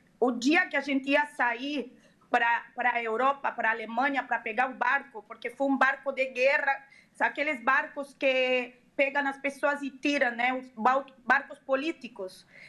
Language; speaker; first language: Portuguese; non-native, fluent; Arabic